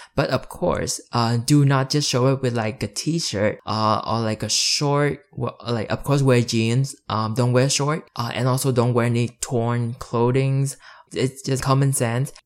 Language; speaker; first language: English; early bilingual, other home language; Vietnamese